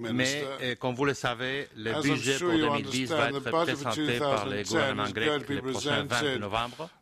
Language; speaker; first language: French; non-native, fluent; Spanish